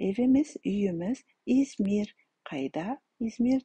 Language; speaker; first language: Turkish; non-native, fluent; Kazakh